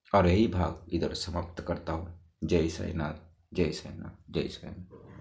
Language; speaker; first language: Hindi; non-native, local second language; Marathi